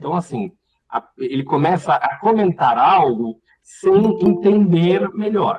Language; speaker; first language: Portuguese; native; Portuguese